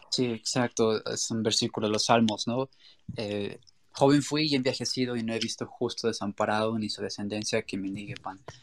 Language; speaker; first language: Spanish; native; Spanish